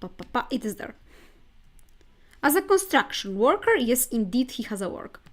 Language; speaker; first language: English; non-native, fluent; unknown